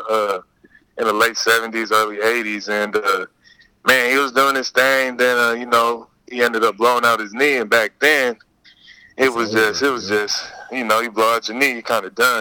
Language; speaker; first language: English; native; English